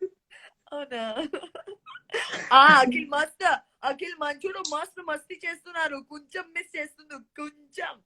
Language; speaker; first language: Telugu; non-native, learner; Gujarati